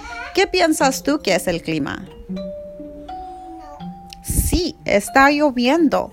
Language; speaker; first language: Spanish; early bilingual, heritage; Spanish